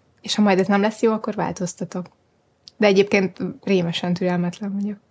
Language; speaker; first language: Hungarian; native; Hungarian